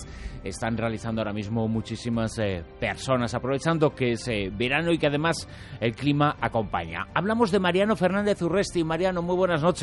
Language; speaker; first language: Spanish; native; Spanish